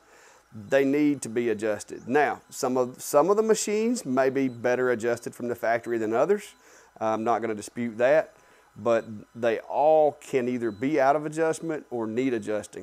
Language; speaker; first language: English; native; English